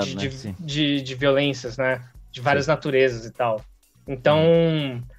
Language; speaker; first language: Portuguese; native; Portuguese